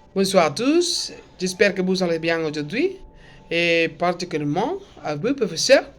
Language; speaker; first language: French; non-native, learner; Spanish